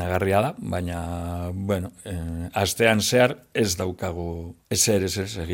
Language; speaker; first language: Basque; non-native, local second language; Spanish